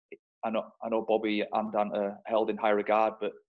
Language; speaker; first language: English; native; English